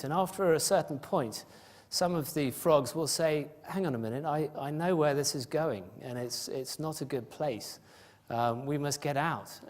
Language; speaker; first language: English; native; English